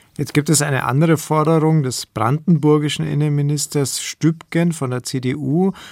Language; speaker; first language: German; native; German